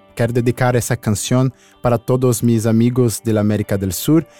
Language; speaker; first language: Spanish; non-native, learner; Portuguese